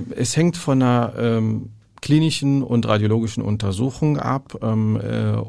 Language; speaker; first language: German; non-native, fluent; Arabic